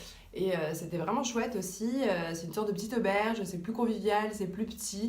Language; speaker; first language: French; native; French